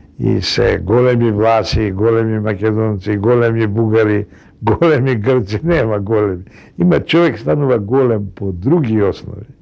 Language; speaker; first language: Macedonian; native; Macedonian